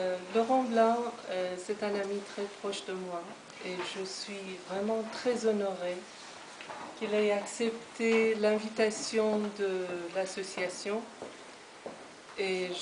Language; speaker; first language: French; non-native, fluent; Persian